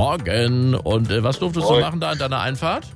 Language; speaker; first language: German; native; German